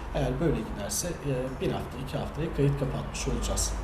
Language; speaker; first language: Turkish; native; Turkish